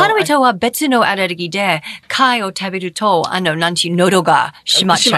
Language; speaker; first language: Japanese; non-native, fluent; English